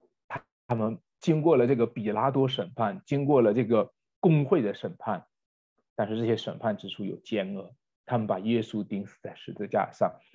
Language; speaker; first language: Chinese; native; Chinese